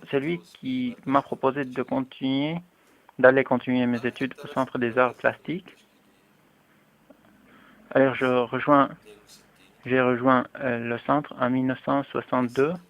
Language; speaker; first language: French; non-native, fluent; Arabic